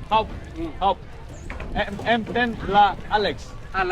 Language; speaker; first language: Vietnamese; non-native, learner; Greek